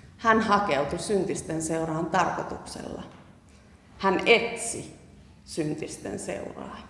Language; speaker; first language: Finnish; native; Finnish